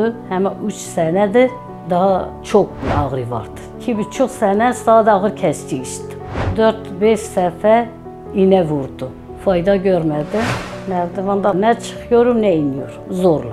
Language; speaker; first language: Turkish; non-native, local second language; Azerbaijani